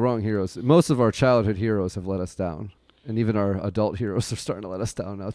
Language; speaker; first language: English; native; English